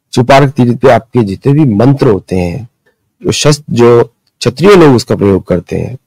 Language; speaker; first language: Hindi; early bilingual, other home language; Marathi